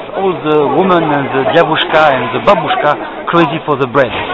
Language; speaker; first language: English; non-native, fluent; French